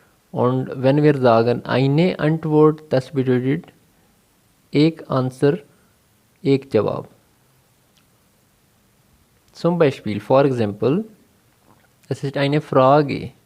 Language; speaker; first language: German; non-native, fluent; Urdu